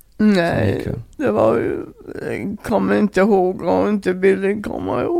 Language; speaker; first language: Swedish; non-native, fluent; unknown